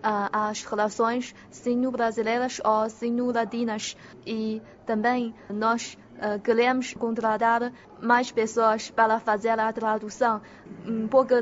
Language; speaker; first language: Portuguese; non-native, fluent; Chinese